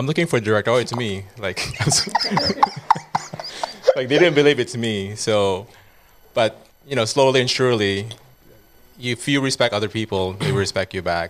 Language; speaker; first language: English; non-native, local second language; Cebuano